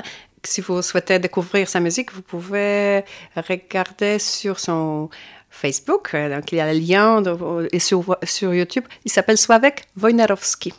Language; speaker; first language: French; non-native, fluent; Polish